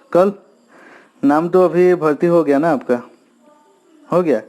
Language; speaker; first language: Hindi; non-native, local second language; Assamese